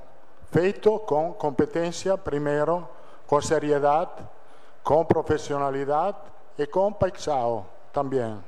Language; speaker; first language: Portuguese; non-native, fluent; Italian